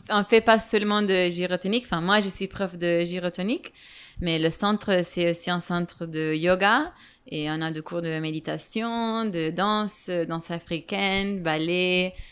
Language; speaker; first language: French; non-native, fluent; Italian